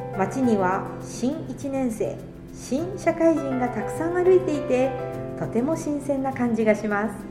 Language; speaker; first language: Japanese; native; Japanese